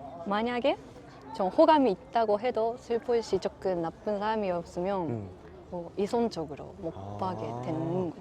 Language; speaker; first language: Korean; non-native, learner; Japanese